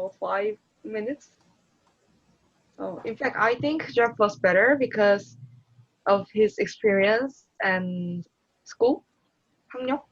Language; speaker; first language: English; non-native, learner; Korean